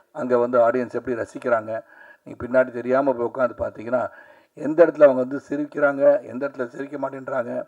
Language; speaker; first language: Tamil; native; Tamil